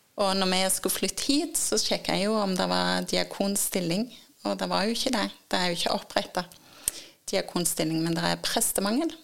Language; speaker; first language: Norwegian; native; Norwegian